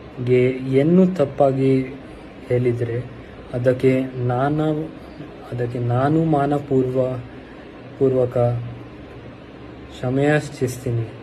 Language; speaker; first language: Kannada; non-native, learner; Hindi